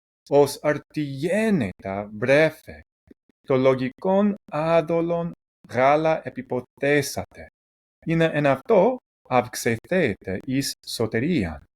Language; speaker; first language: Greek; non-native, fluent; English